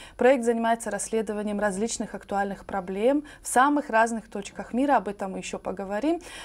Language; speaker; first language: Russian; non-native, local second language; Tajik